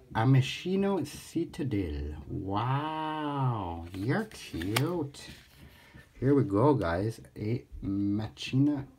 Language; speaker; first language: English; native; English